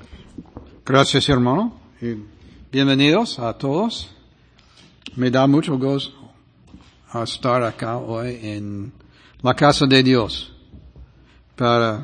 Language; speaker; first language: Spanish; non-native, fluent; English